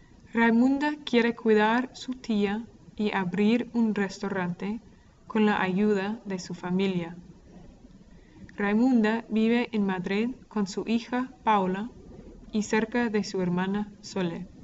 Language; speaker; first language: Spanish; non-native, fluent; English